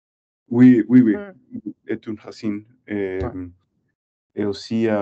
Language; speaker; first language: French; non-native, learner; English